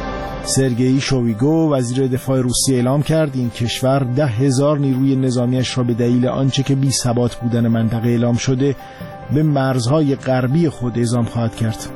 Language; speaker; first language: Persian; native; Persian